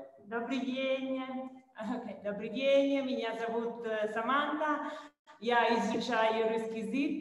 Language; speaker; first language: Russian; non-native, learner; Italian